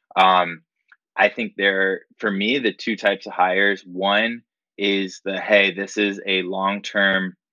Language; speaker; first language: English; native; English